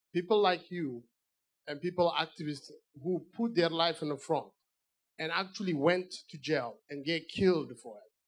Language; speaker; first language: English; non-native, fluent; Amharic